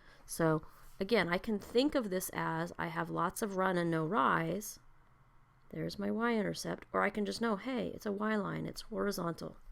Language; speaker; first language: English; native; English